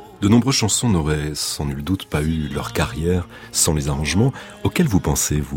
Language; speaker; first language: French; native; French